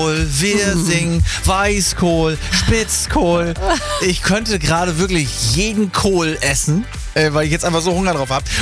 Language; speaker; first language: German; native; German